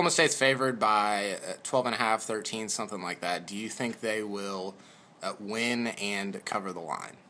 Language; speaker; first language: English; native; English